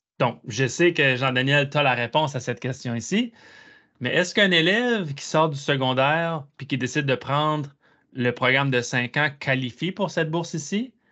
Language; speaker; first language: French; native; French